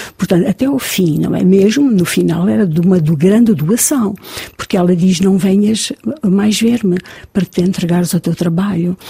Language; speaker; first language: Portuguese; native; Portuguese